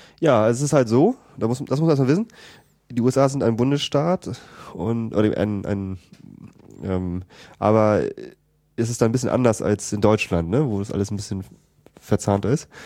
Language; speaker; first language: German; native; German